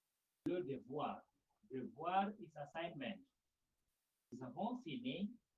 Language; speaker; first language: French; non-native, fluent; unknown